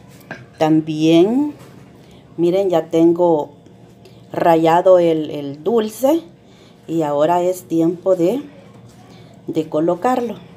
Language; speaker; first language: Spanish; native; Spanish